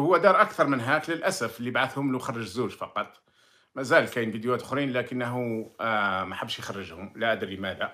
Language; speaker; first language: Arabic; native; Arabic